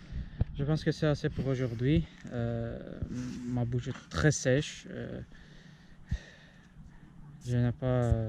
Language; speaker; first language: French; non-native, learner; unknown